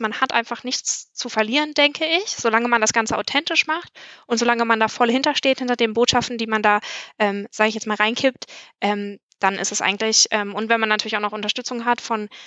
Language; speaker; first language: German; native; German